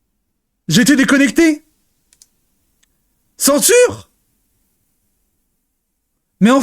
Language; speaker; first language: French; native; French